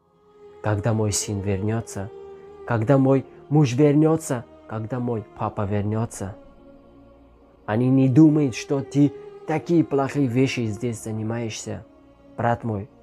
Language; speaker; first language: Russian; non-native, learner; Tajik